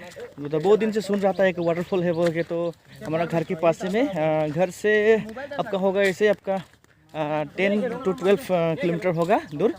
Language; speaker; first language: Hindi; non-native, local second language; Nepali